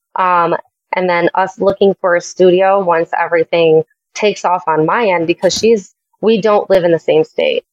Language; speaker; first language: English; native; English